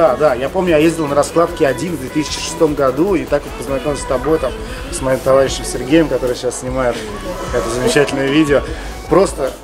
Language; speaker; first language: Russian; native; Russian